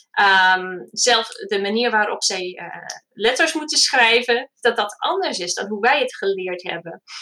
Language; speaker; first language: Dutch; non-native, fluent; English